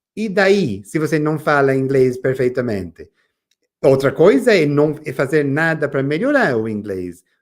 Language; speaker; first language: Portuguese; non-native, fluent; English